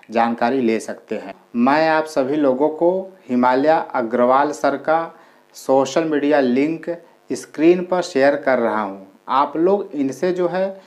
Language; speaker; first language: Hindi; native; Hindi